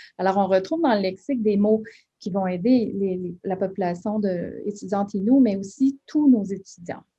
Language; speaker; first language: French; native; French